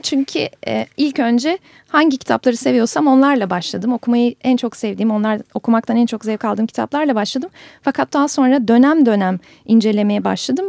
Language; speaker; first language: Turkish; native; Turkish